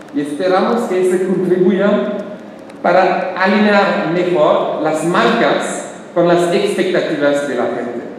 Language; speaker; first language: Spanish; non-native, learner; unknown